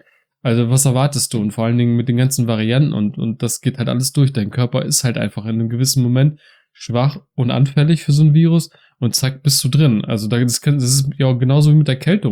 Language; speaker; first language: German; native; German